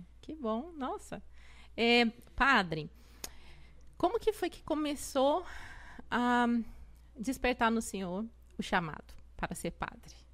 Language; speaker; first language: Portuguese; native; Portuguese